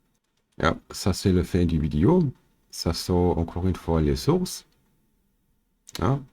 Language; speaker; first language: French; non-native, learner; German